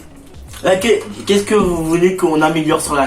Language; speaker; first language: French; native; French